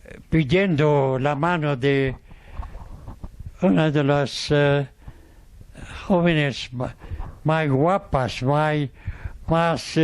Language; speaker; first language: Spanish; non-native, fluent; Arabic